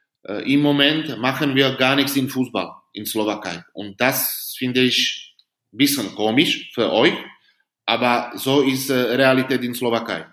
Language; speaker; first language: German; non-native, fluent; Slovak